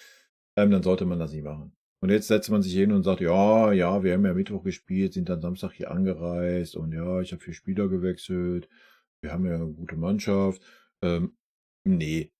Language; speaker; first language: German; native; German